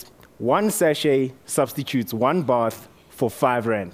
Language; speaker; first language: English; non-native, local second language; Northern Sotho